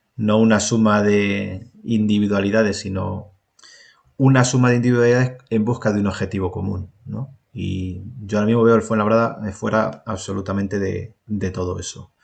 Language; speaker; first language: Spanish; native; Spanish